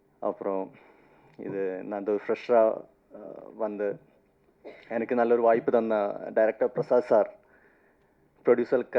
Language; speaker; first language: Tamil; non-native, fluent; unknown